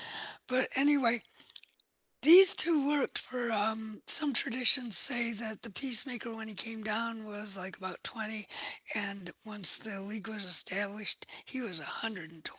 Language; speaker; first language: English; native; English